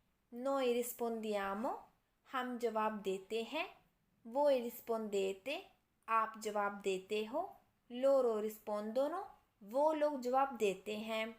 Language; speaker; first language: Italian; non-native, fluent; Urdu